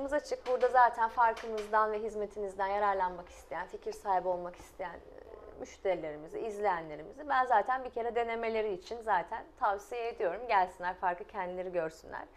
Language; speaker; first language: Turkish; native; Turkish